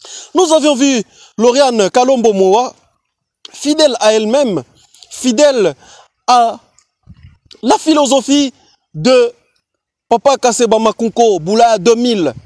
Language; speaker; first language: French; non-native, local second language; Swahili